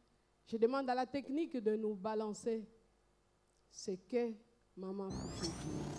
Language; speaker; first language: French; non-native, local second language; Lingala